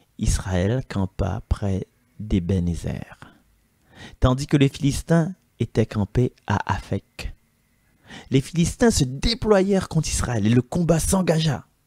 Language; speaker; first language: French; non-native, local second language; Malagasy